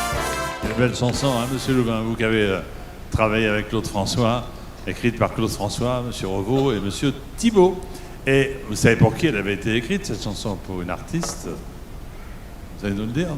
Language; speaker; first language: French; native; French